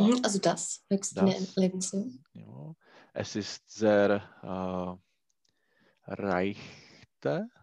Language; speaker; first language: German; non-native, learner; Czech